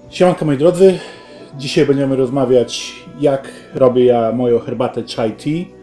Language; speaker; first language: Polish; early bilingual, heritage; Polish